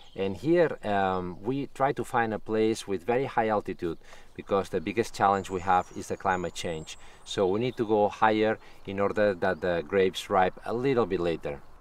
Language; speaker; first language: English; non-native, fluent; Catalan